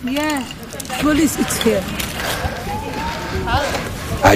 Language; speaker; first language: English; non-native, learner; Somali